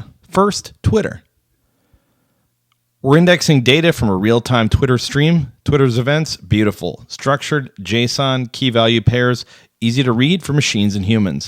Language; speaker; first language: English; native; English